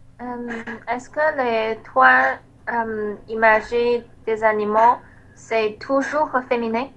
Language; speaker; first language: French; non-native, learner; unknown